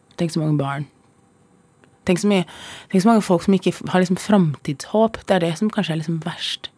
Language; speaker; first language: Norwegian; early bilingual, other home language; Arabic